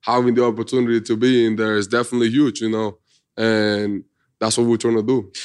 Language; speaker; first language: English; early bilingual, other home language; Spanish